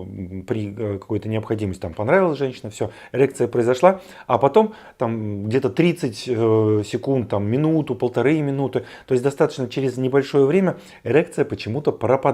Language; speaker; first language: Russian; native; Russian